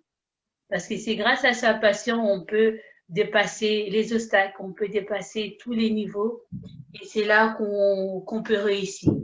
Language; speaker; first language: French; early bilingual, other home language; Haitian Creole